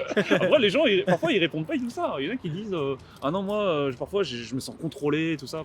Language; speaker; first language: French; native; French